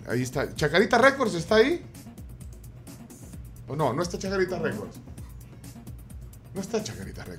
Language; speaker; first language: Spanish; native; Spanish